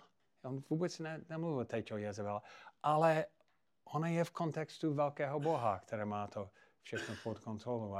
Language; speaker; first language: Czech; non-native, fluent; English